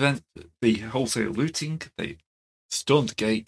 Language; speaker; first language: English; native; English